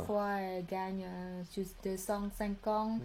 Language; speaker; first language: French; non-native, learner; Khmer